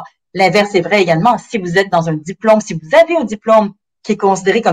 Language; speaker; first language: French; native; French